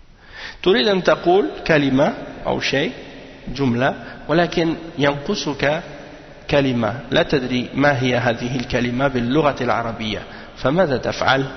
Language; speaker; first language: Arabic; non-native, fluent; French